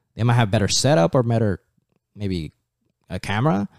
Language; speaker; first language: English; early bilingual, other home language; Spanish